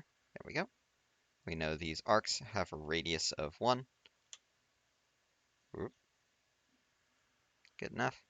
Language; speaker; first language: English; native; English